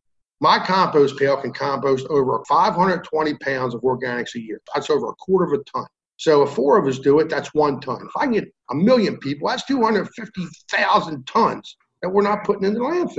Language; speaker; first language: English; native; English